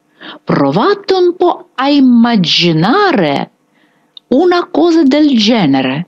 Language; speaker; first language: Italian; non-native, fluent; Ukrainian